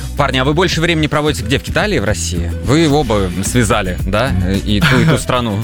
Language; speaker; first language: Russian; native; Russian